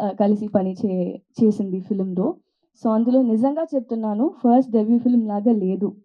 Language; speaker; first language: Telugu; non-native, learner; Tamil